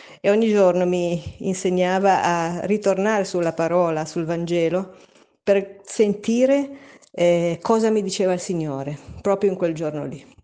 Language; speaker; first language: Italian; native; Italian